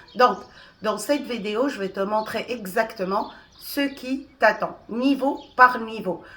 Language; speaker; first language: French; non-native, local second language; Arabic